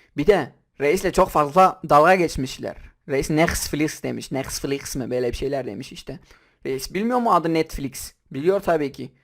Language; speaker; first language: Turkish; non-native, local second language; Kurdish